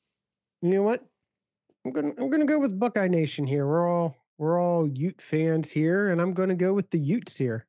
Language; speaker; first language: English; native; English